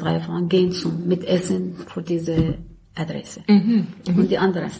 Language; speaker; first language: German; non-native, learner; Arabic